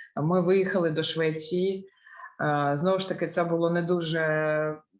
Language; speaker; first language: Ukrainian; non-native, local second language; Russian